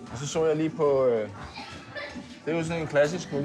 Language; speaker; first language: Danish; native; Danish